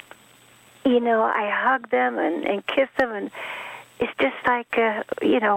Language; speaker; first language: English; early bilingual, other home language; Swedish